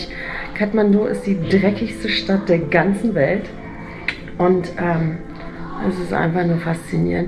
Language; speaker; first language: German; native; German